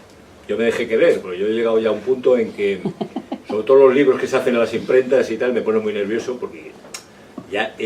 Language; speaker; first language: Spanish; native; Spanish